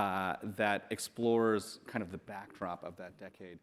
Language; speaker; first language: English; native; English